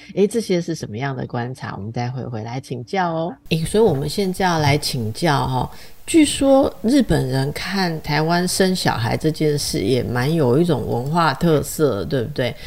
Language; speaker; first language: Chinese; native; Chinese